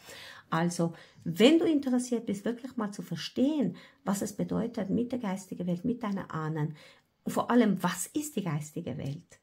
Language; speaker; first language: German; non-native, fluent; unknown